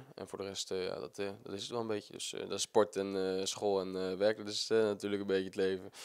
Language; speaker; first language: Dutch; native; Dutch